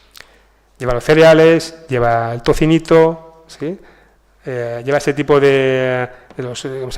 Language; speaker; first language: Spanish; native; Spanish